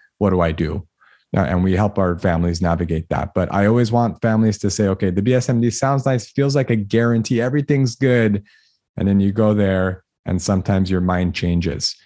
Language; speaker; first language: English; early bilingual, other home language; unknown